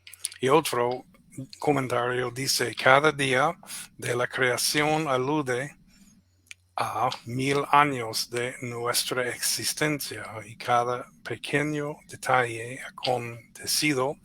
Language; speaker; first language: Spanish; non-native, fluent; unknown